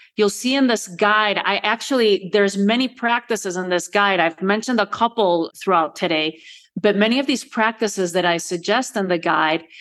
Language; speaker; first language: English; early bilingual, other home language; Spanish